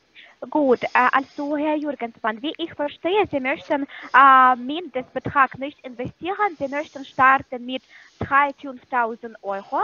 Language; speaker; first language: German; non-native, fluent; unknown